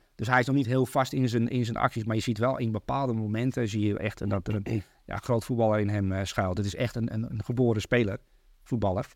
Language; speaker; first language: Dutch; early bilingual, other home language; Turkish